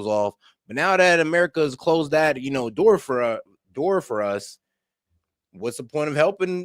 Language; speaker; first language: English; native; English